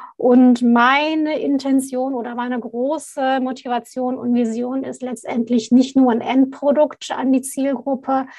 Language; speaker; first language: German; non-native, fluent; Arabic